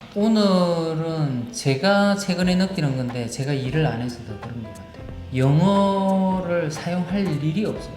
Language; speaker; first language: Korean; native; Korean